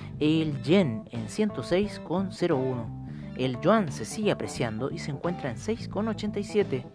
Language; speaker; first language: Spanish; native; Spanish